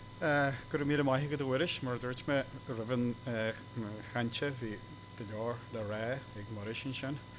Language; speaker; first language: Irish; native; Irish